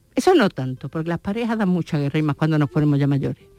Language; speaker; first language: Spanish; native; Spanish